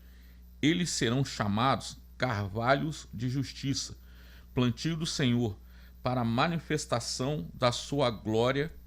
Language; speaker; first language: Portuguese; native; Portuguese